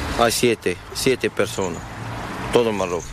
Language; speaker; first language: Spanish; non-native, learner; Arabic